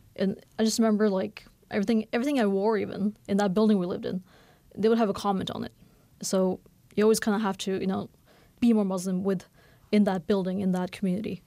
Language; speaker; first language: English; non-native, fluent; Norwegian